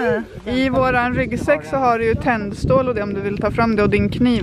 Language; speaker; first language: Swedish; native; Swedish